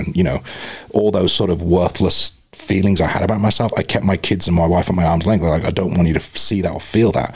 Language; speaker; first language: English; native; English